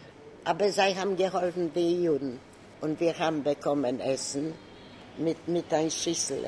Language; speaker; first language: German; non-native, learner; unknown